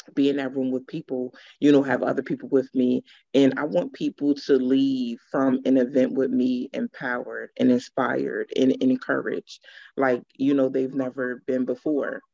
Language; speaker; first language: English; native; English